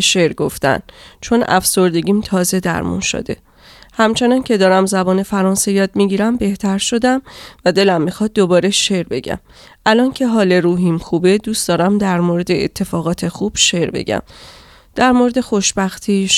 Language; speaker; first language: French; non-native, learner; Persian